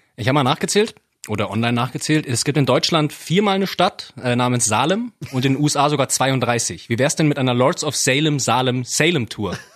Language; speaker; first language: German; native; German